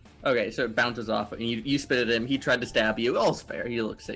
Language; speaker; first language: English; native; English